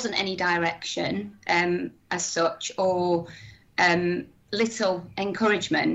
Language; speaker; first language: English; native; English